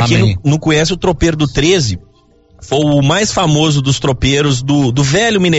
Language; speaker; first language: Portuguese; native; Portuguese